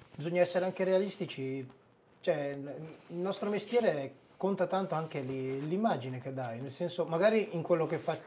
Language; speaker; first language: Italian; native; Italian